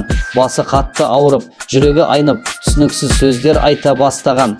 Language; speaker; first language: Kazakh; native; Kazakh